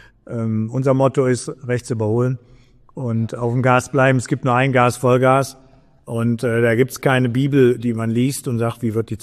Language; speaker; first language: German; native; German